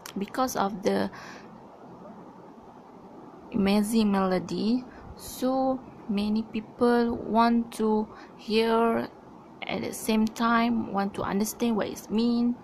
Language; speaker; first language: English; non-native, learner; Malay